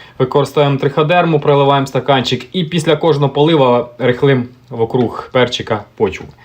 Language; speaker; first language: Ukrainian; native; Ukrainian